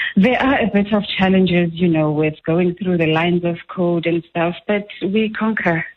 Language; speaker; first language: English; non-native, local second language; Xhosa